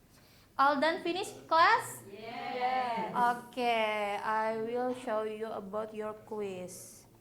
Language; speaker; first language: English; non-native, learner; Indonesian